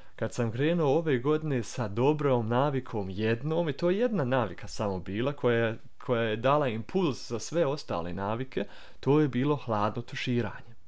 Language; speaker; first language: Croatian; early bilingual, heritage; Croatian